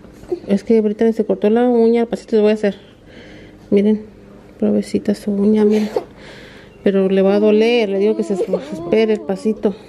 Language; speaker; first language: Spanish; native; Spanish